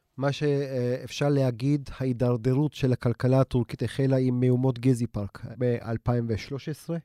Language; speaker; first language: Hebrew; non-native, fluent; Turkish